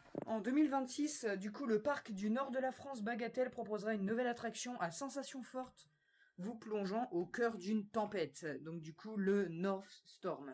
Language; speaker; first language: French; native; French